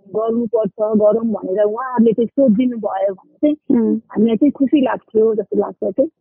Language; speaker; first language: Nepali; non-native, local second language; Maithili